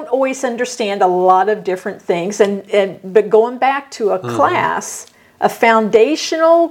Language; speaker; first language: English; native; English